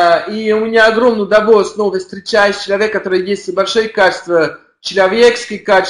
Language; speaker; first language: Russian; non-native, learner; French